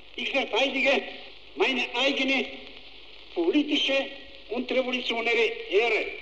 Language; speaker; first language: German; non-native, fluent; Bulgarian